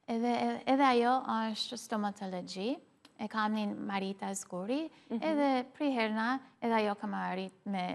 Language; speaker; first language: Albanian; early bilingual, heritage; Albanian